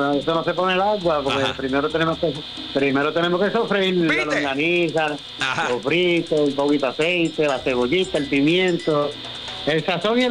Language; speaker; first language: Spanish; early bilingual, heritage; Spanish